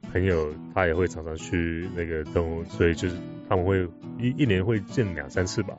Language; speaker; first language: Chinese; early bilingual, heritage; Chinese